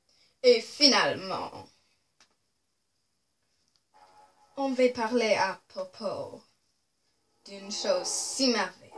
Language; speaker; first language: French; non-native, local second language; English